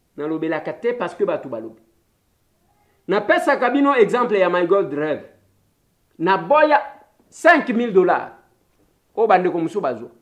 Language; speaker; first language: Lingala; non-native, local second language; Luba-Lulua